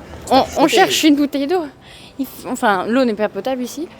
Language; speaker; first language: French; native; French